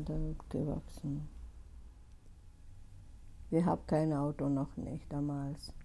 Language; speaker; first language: German; non-native, learner; Russian